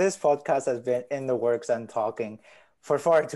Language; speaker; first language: English; non-native, fluent; Spanish